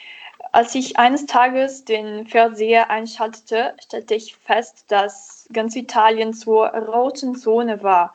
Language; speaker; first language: German; non-native, learner; Italian